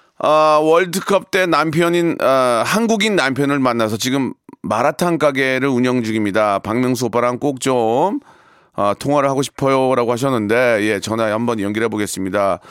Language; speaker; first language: Korean; native; Korean